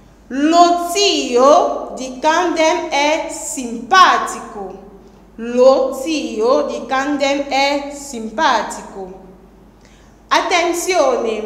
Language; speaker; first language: Italian; non-native, fluent; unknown